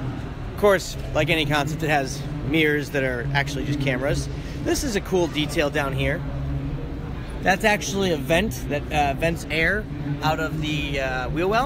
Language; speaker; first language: English; native; English